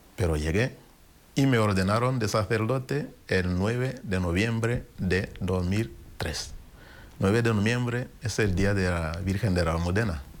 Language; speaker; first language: Spanish; non-native, fluent; Kinyarwanda